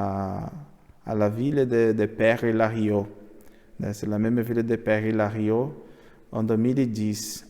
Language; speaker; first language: French; non-native, learner; Portuguese